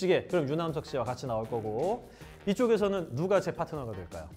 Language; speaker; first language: Korean; native; Korean